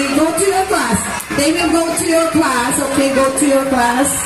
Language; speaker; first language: English; non-native, learner; Indonesian